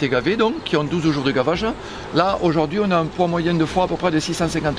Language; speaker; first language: French; native; French